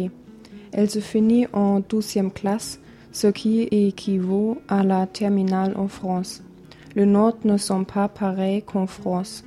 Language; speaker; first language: French; non-native, learner; German